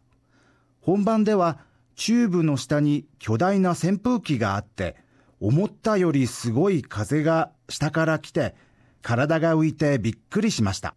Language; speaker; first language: Japanese; native; Japanese